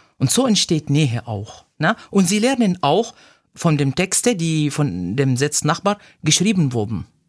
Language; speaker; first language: German; non-native, fluent; Arabic